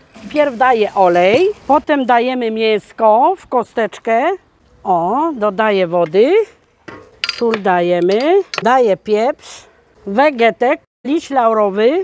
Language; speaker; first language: Polish; non-native, local second language; Romany